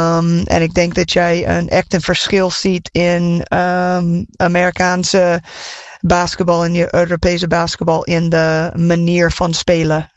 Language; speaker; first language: Dutch; non-native, fluent; English